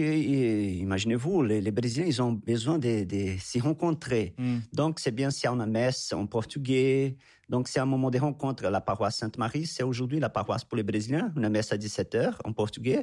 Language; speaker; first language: French; non-native, fluent; Portuguese